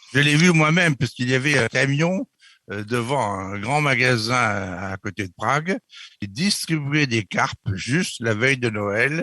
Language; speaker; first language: French; native; French